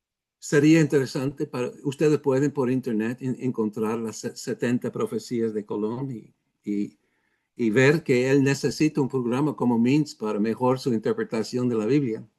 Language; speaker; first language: Spanish; non-native, fluent; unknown